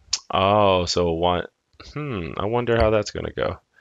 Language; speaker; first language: English; native; English